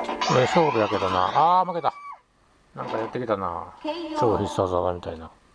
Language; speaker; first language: Japanese; native; Japanese